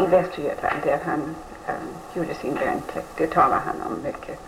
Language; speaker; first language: Swedish; early bilingual, heritage; Swedish